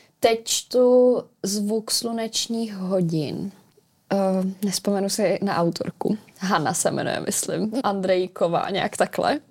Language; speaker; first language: Czech; native; Czech